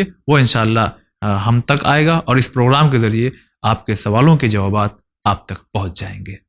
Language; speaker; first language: Urdu; native; Urdu